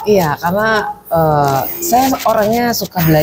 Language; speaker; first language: Indonesian; non-native, local second language; Javanese